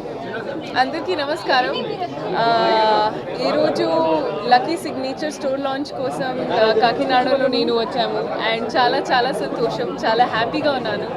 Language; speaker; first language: Telugu; non-native, learner; Hindi